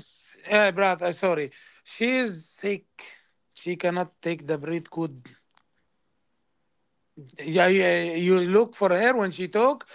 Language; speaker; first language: English; non-native, learner; Arabic